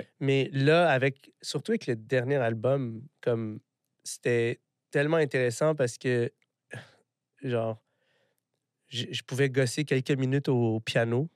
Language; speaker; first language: French; early bilingual, other home language; Arabic